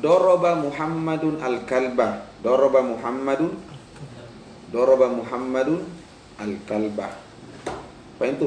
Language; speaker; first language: Arabic; non-native, fluent; Indonesian